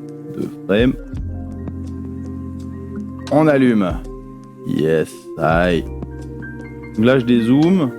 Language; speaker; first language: French; native; French